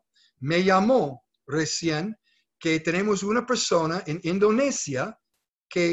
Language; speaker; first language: Spanish; non-native, fluent; English